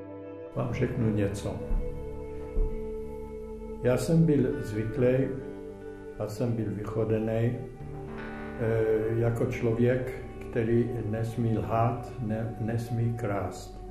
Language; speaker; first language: Czech; early bilingual, heritage; Czech